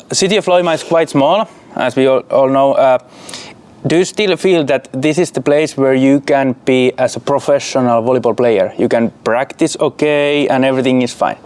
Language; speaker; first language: English; non-native, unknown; Finnish